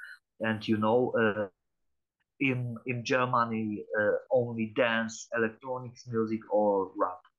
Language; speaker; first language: English; non-native, learner; Polish